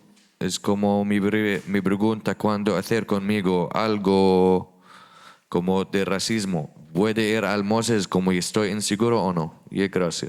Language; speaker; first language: Spanish; non-native, learner; Arabic